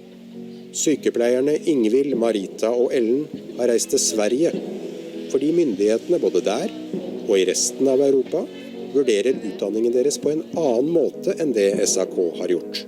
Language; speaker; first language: Norwegian; native; Norwegian